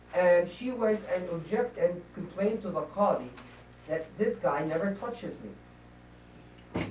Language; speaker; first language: English; non-native, fluent; Arabic